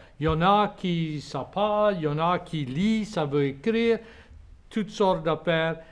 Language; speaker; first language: French; native; French